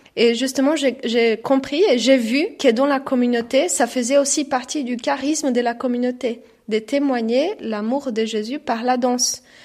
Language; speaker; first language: French; non-native, fluent; Portuguese